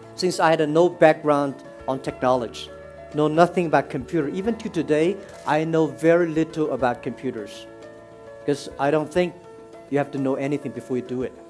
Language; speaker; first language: English; non-native, fluent; Chinese